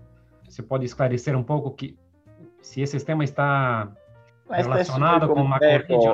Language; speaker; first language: Spanish; non-native, fluent; Portuguese